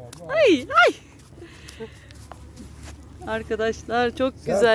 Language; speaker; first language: Turkish; native; Turkish